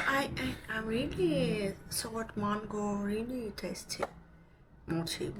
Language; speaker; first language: English; non-native, learner; Russian